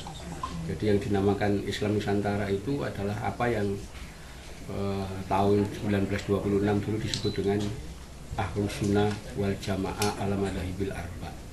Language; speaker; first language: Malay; non-native, local second language; Javanese